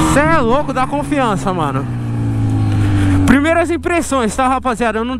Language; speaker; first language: Portuguese; native; Portuguese